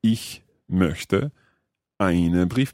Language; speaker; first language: German; non-native, learner; English